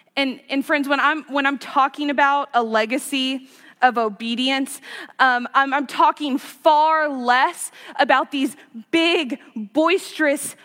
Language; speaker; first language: English; native; English